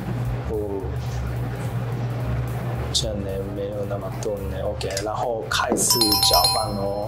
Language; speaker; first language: Chinese; non-native, learner; Japanese